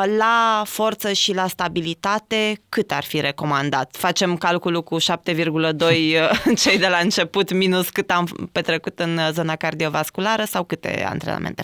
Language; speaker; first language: Romanian; native; Romanian